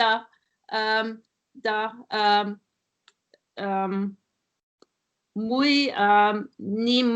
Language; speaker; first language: Russian; non-native, learner; German